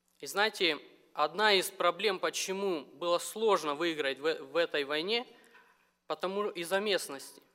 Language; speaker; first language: Russian; non-native, local second language; Romanian